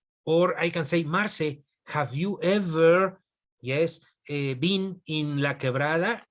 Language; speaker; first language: English; non-native, fluent; Spanish